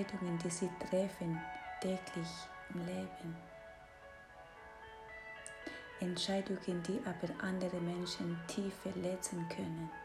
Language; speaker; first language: German; non-native, fluent; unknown